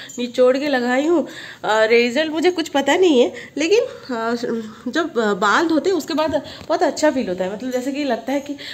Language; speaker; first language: Hindi; non-native, local second language; Odia